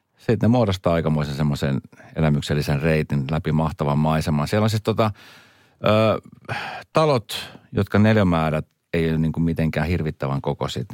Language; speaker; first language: Finnish; early bilingual, other home language; Swedish